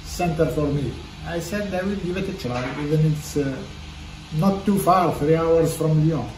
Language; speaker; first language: English; non-native, fluent; French